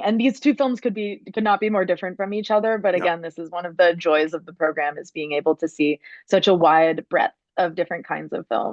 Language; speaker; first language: English; native; English